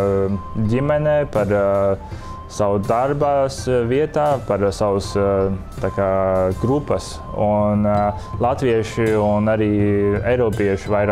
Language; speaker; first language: Latvian; early bilingual, other home language; Chinese